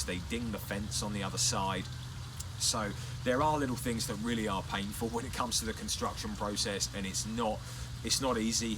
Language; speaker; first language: English; native; English